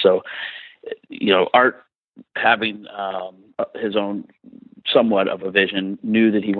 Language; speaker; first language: English; native; English